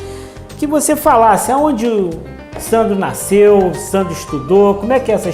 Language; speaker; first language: Portuguese; native; Portuguese